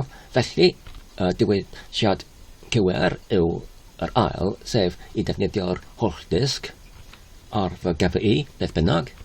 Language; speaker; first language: Welsh; non-native, learner; Polish